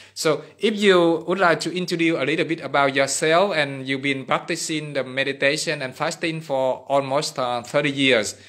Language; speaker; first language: English; non-native, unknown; Vietnamese